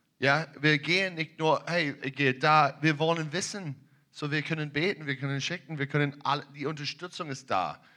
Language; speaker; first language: German; non-native, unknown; English